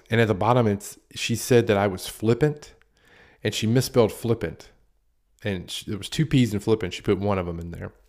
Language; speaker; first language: English; native; English